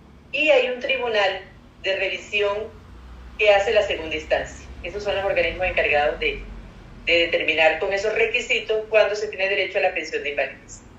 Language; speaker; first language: Spanish; native; Spanish